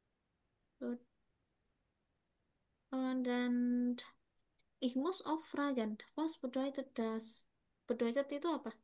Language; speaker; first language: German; non-native, fluent; Indonesian